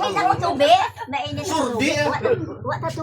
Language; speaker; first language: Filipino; non-native, local second language; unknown